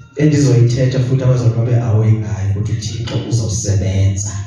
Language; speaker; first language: Zulu; non-native, local second language; Xhosa